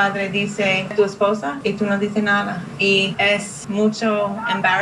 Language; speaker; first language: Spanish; non-native, learner; English